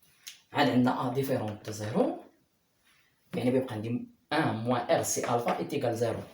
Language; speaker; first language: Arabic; native; Arabic